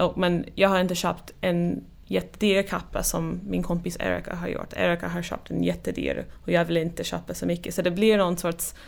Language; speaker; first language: Swedish; non-native, fluent; English